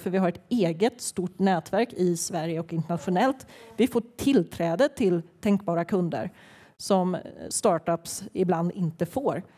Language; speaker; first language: Swedish; native; Swedish